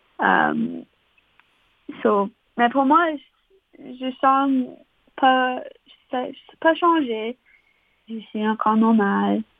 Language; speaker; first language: French; non-native, local second language; English